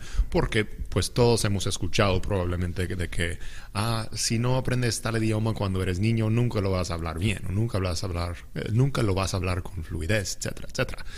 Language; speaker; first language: Spanish; non-native, fluent; English